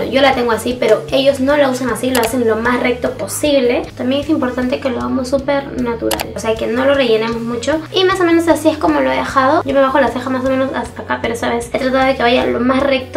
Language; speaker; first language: Spanish; native; Spanish